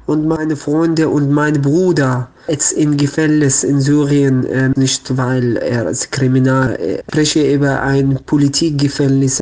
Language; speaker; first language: German; non-native, learner; Arabic